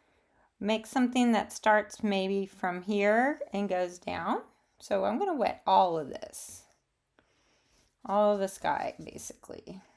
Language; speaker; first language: English; native; English